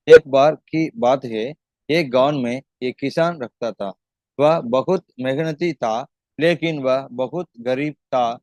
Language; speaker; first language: Hindi; non-native, local second language; Tamil